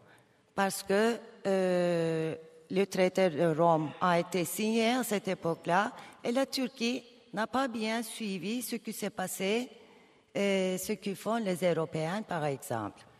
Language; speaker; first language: French; non-native, fluent; Turkish